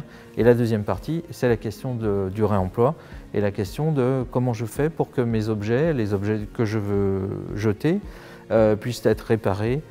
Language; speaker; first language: French; native; French